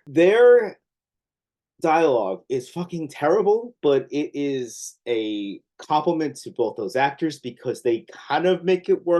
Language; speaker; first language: English; native; English